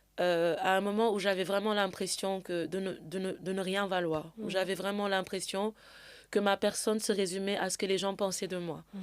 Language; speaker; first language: French; non-native, local second language; Wolof